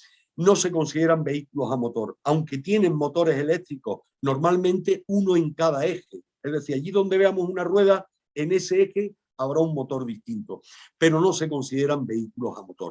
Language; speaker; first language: Spanish; native; Spanish